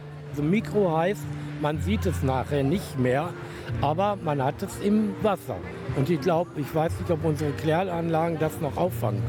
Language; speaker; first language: German; native; German